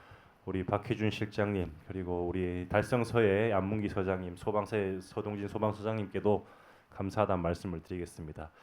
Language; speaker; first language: Korean; native; Korean